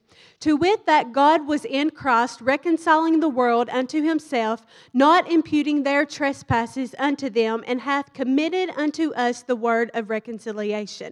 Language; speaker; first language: English; native; English